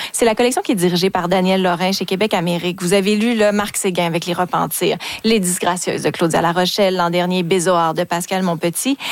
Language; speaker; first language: French; native; French